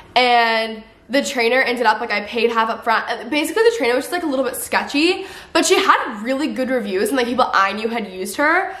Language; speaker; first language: English; native; English